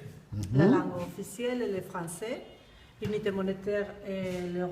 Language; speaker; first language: French; non-native, learner; Spanish